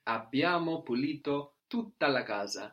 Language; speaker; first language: Italian; non-native, fluent; English